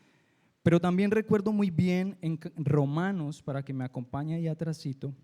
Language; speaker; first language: Spanish; native; Spanish